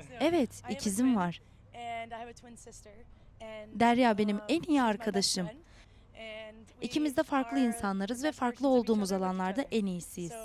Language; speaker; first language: Turkish; non-native, learner; English